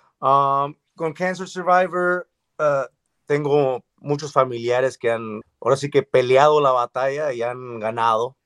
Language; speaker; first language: Spanish; early bilingual, other home language; English